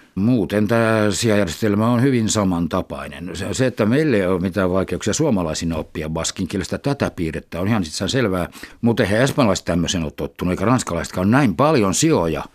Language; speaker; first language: Finnish; native; Finnish